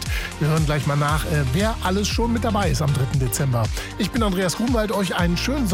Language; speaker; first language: German; native; German